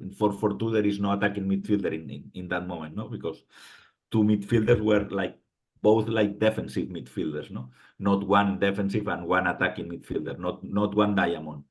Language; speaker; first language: English; non-native, fluent; Spanish